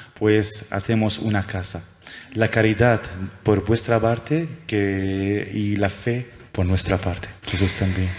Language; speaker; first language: Spanish; non-native, fluent; Arabic